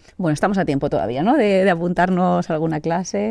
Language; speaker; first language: Spanish; native; Spanish